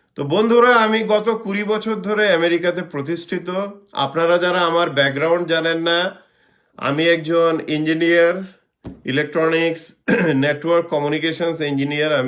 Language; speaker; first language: Bangla; native; Bangla